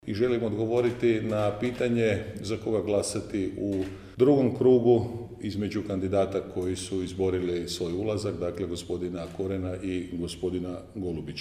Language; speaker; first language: Croatian; native; Croatian